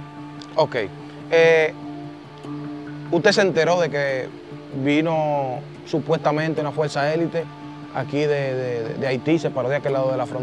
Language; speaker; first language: Spanish; native; Spanish